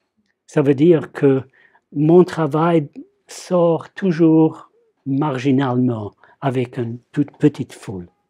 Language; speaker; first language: French; non-native, fluent; English